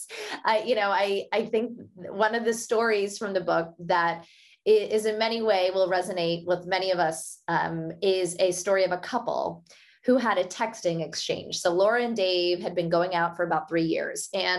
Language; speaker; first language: English; early bilingual, other home language; Hindi